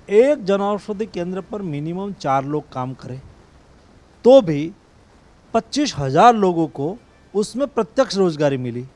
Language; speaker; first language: Hindi; non-native, local second language; Gujarati